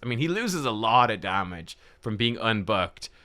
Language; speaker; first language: English; native; English